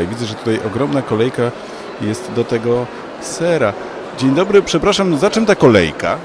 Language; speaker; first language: Polish; native; Polish